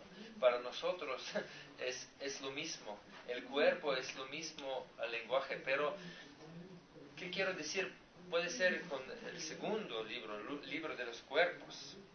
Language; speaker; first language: Spanish; non-native, learner; Slovenian